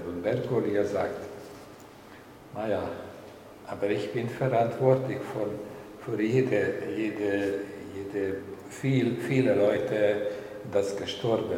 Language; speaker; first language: German; non-native, learner; Hungarian